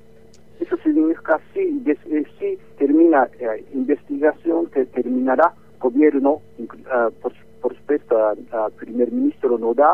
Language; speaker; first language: Spanish; non-native, learner; Japanese